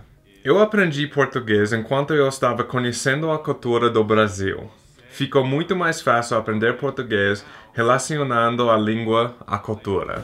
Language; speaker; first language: Portuguese; non-native, fluent; English